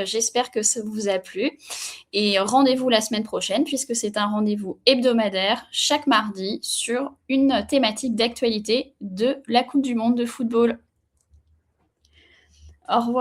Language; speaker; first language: French; native; French